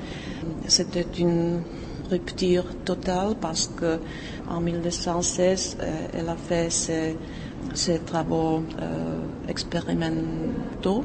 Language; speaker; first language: French; non-native, fluent; Czech